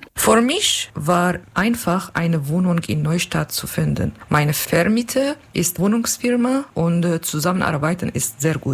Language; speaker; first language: German; non-native, learner; Kurdish